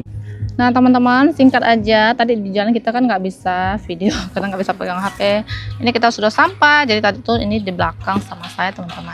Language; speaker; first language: Indonesian; native; Indonesian